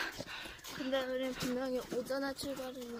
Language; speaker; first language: Korean; native; Korean